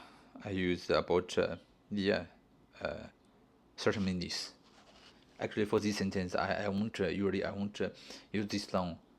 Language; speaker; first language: English; non-native, learner; Chinese